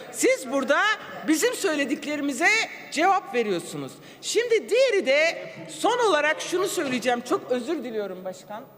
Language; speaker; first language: Turkish; non-native, local second language; Kurdish